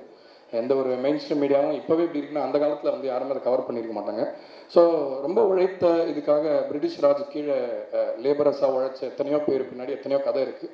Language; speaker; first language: Tamil; native; Tamil